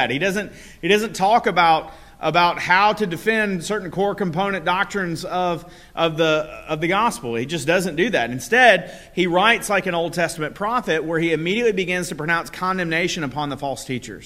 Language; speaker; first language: English; native; English